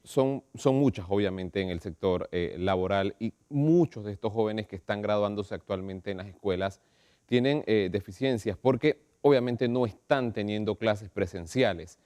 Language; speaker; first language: Spanish; native; Spanish